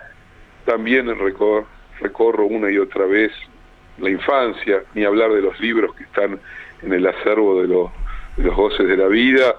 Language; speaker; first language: Spanish; native; Spanish